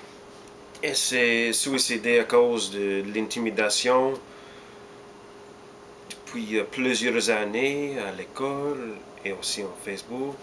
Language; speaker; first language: French; early bilingual, heritage; French